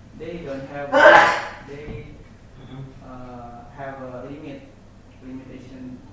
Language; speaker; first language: English; non-native, learner; Indonesian